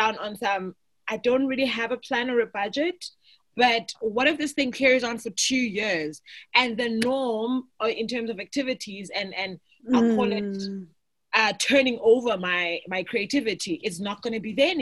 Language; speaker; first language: English; non-native, local second language; Xhosa